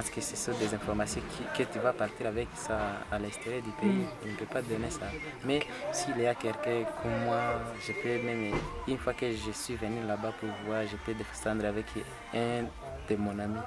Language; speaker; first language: French; non-native, local second language; Kinyarwanda